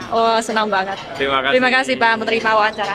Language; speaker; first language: Indonesian; non-native, fluent; Chinese